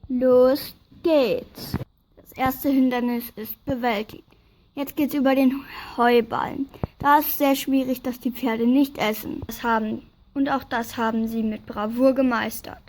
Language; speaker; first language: German; native; German